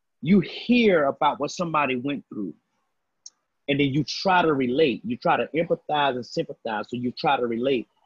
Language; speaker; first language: English; native; English